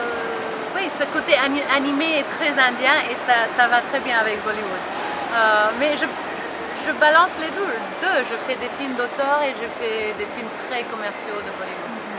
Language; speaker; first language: French; early bilingual, heritage; French